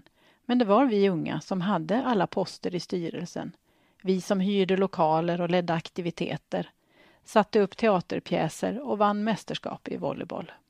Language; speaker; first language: Swedish; native; Swedish